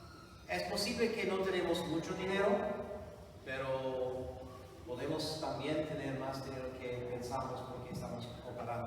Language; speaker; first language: Spanish; non-native, fluent; English